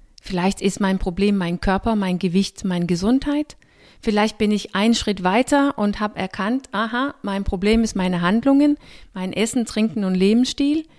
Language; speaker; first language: German; non-native, fluent; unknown